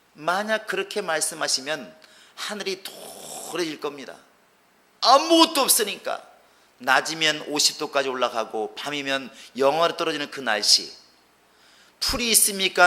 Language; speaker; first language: Korean; native; Korean